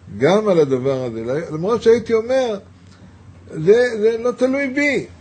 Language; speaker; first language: Hebrew; native; Hebrew